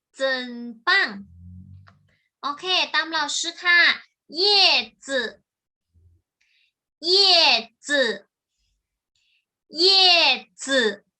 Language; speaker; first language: Chinese; non-native, fluent; Thai